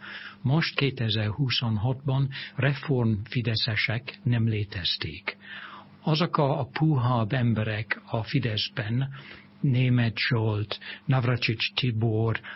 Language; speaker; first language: Hungarian; non-native, fluent; English